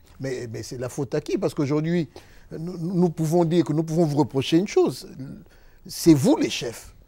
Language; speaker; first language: French; non-native, local second language; Lingala